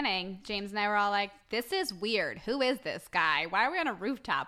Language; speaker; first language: English; native; English